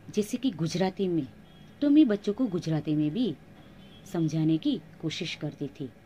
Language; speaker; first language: Hindi; non-native, local second language; Gujarati